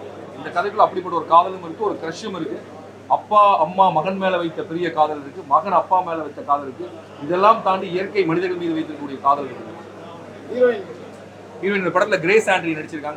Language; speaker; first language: Tamil; native; Tamil